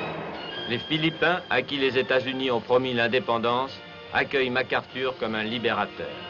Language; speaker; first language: French; native; French